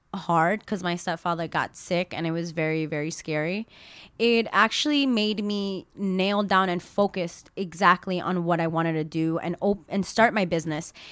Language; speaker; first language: English; early bilingual, other home language; Spanish